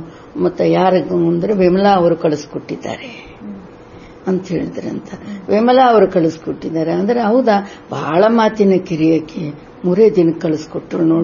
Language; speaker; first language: Kannada; non-native, local second language; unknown